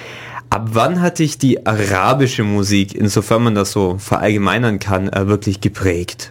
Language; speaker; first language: German; native; German